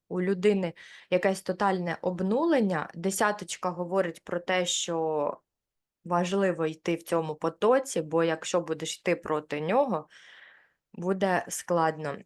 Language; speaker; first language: Ukrainian; non-native, local second language; Russian